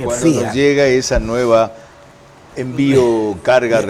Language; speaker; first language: Spanish; native; Spanish